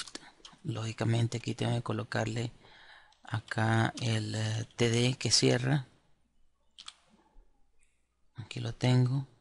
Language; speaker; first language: Spanish; native; Spanish